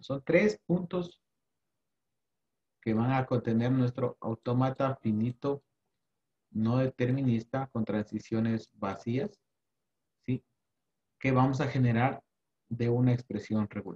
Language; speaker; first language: Spanish; native; Spanish